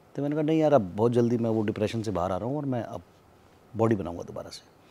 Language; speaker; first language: Hindi; native; Hindi